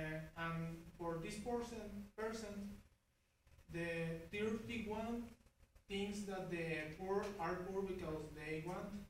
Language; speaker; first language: English; non-native, learner; Spanish